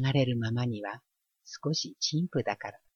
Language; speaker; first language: Japanese; native; Japanese